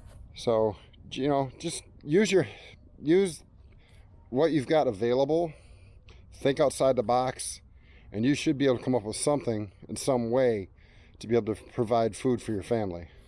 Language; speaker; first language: English; native; English